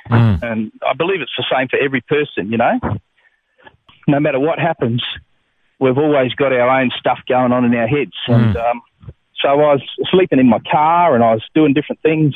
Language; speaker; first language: English; native; English